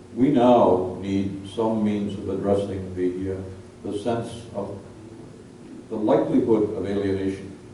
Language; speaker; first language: English; native; English